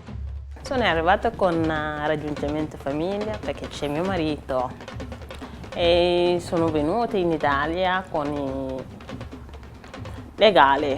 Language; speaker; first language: Italian; non-native, fluent; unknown